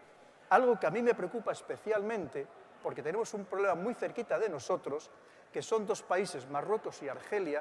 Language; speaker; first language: Spanish; native; Spanish